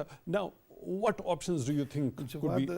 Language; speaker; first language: English; non-native, local second language; Urdu